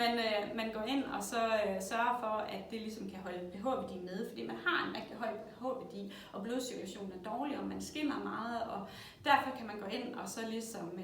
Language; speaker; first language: Danish; native; Danish